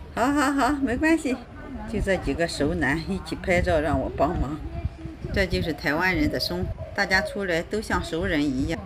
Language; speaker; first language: Chinese; native; Chinese